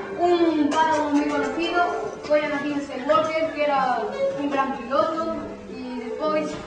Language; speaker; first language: Galician; non-native, local second language; Spanish